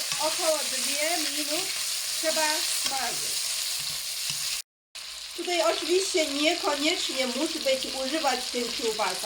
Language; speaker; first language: Polish; non-native, learner; Chinese